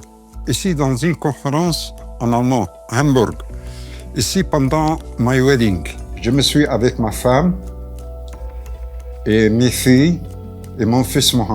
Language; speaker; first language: French; non-native, fluent; Arabic